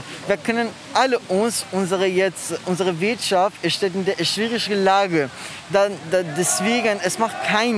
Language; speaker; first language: German; non-native, learner; Persian